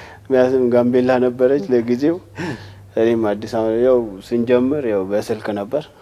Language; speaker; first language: Amharic; non-native, local second language; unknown